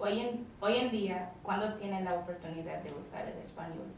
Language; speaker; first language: Spanish; non-native, learner; English